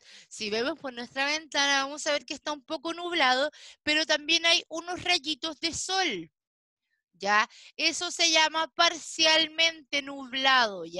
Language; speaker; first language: Spanish; native; Spanish